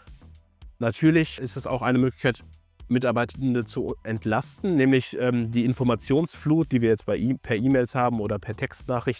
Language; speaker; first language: German; native; German